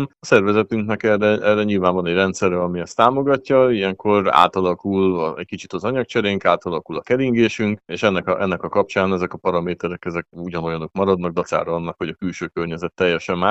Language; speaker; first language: Hungarian; native; Hungarian